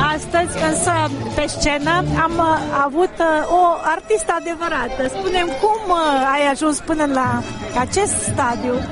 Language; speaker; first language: Romanian; native; Romanian